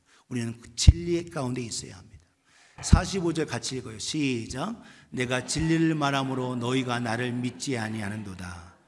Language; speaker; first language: Korean; native; Korean